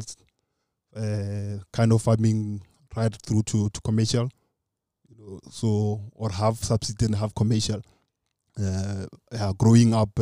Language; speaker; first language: English; non-native, local second language; Northern Sotho